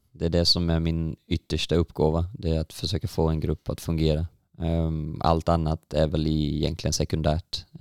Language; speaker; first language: Swedish; native; Swedish